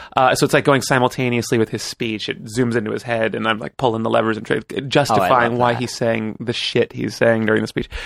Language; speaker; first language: English; native; English